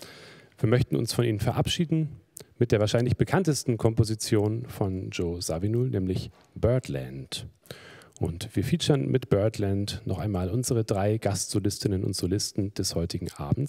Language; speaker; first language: German; native; German